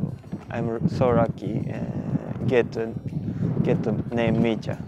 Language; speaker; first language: English; non-native, learner; Japanese